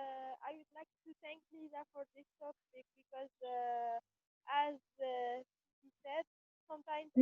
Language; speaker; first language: English; non-native, learner; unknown